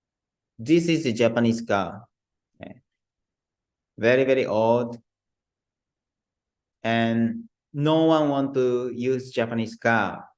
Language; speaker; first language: English; non-native, learner; Japanese